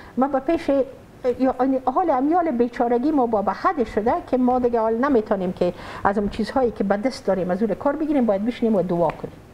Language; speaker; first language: Persian; native; Persian